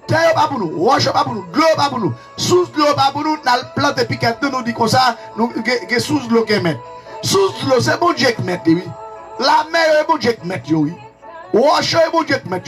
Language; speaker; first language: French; non-native, local second language; Haitian Creole